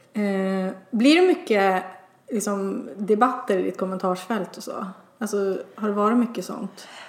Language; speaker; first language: Swedish; native; Swedish